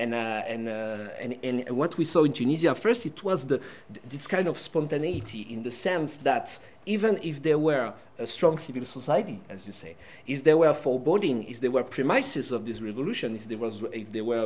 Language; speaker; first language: English; non-native, fluent; French